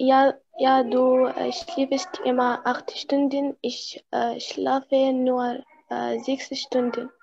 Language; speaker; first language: German; non-native, learner; Arabic